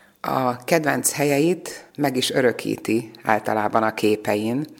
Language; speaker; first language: Hungarian; native; Hungarian